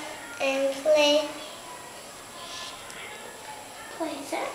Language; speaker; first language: English; non-native, learner; Korean